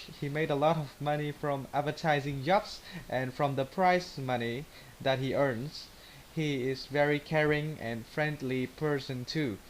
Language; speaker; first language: English; non-native, learner; Vietnamese